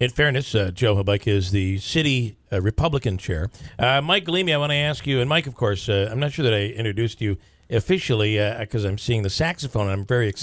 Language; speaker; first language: English; native; English